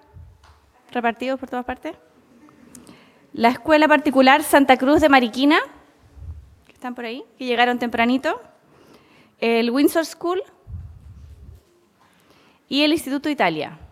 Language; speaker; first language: Spanish; native; Spanish